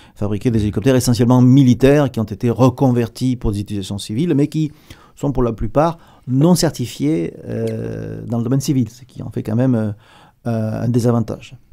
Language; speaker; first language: French; native; French